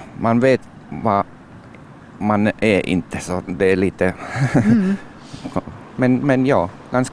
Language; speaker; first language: Swedish; non-native, learner; Finnish